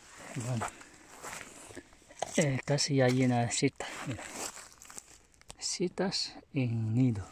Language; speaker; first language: Spanish; non-native, learner; Japanese